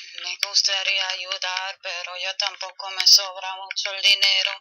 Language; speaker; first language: Spanish; non-native, learner; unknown